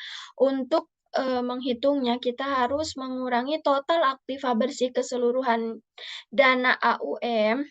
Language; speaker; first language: Indonesian; native; Indonesian